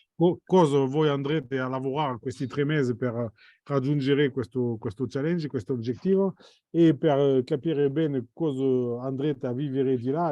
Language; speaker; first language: Italian; non-native, fluent; French